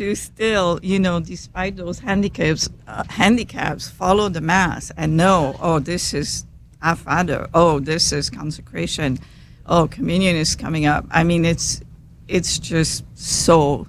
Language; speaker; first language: English; non-native, fluent; French